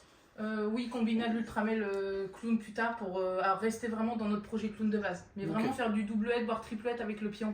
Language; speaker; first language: French; native; French